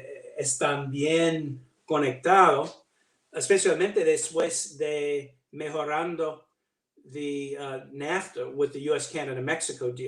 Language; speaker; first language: Spanish; non-native, learner; English